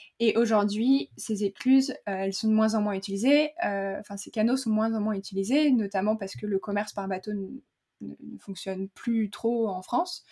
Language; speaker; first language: French; native; French